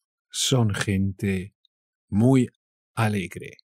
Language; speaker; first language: Spanish; native; Spanish